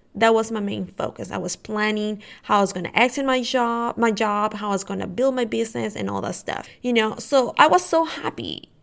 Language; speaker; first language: English; non-native, fluent; Spanish